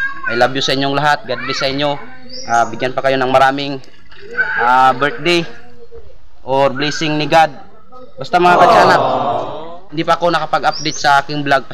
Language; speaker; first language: Filipino; non-native, local second language; Cebuano